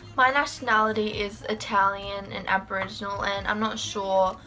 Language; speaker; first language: English; native; English